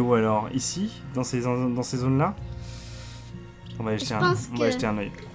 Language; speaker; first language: French; native; French